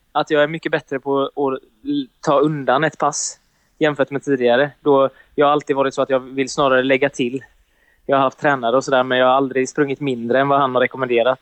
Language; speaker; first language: Swedish; native; Swedish